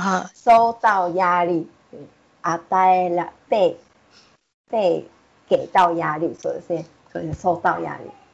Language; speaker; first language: Japanese; native; Japanese